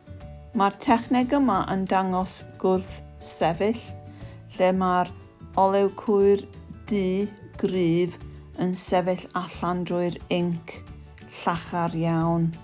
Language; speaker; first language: Welsh; non-native, fluent; English